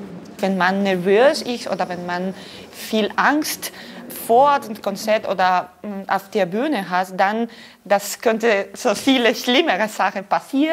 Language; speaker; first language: German; non-native, fluent; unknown